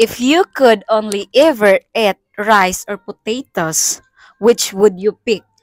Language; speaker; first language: English; non-native, local second language; Cebuano